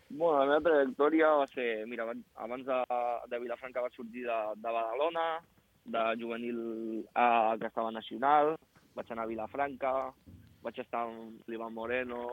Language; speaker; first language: Catalan; non-native, local second language; Spanish